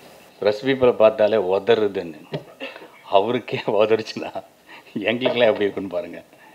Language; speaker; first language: Tamil; native; Tamil